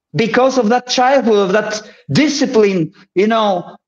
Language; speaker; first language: English; early bilingual, other home language; Polish